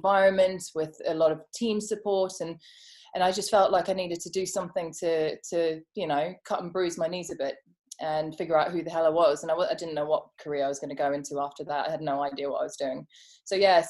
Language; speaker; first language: English; native; English